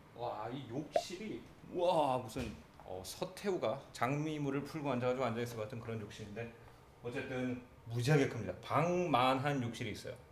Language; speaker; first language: Korean; native; Korean